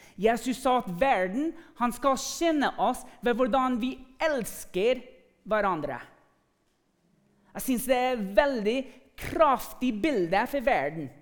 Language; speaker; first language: Norwegian; non-native, fluent; English